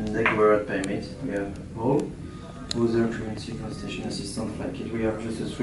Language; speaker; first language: English; non-native, learner; French